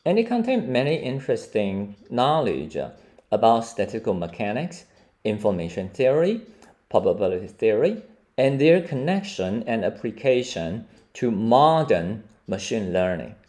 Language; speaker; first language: English; non-native, fluent; Chinese